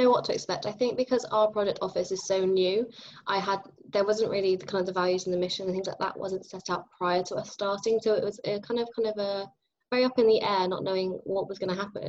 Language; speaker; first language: English; native; English